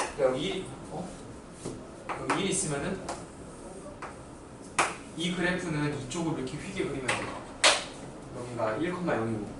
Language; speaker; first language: Korean; native; Korean